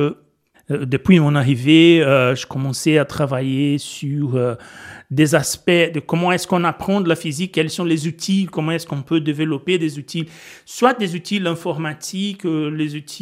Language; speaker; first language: French; non-native, fluent; Portuguese